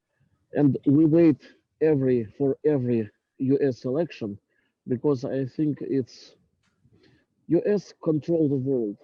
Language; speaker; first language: English; non-native, learner; Russian